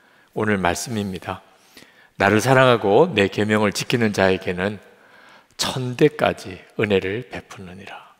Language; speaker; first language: Korean; native; Korean